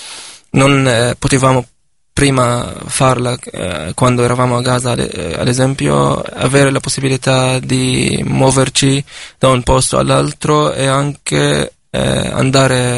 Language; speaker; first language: Italian; non-native, fluent; Arabic